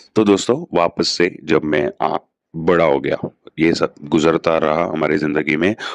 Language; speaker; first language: Hindi; non-native, local second language; Telugu